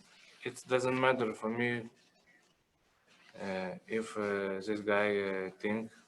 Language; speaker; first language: English; non-native, learner; Russian